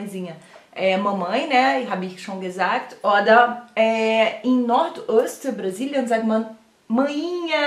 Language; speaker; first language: German; non-native, learner; Portuguese